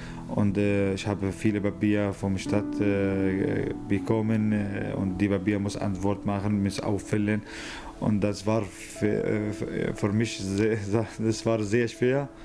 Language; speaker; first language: German; non-native, learner; Arabic